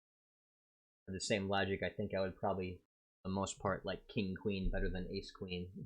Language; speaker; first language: English; native; English